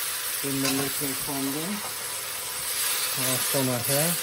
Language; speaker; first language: Swedish; non-native, fluent; English